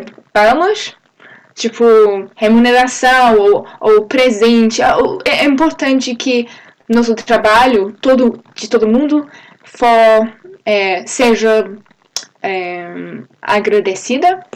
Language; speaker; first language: Portuguese; non-native, fluent; English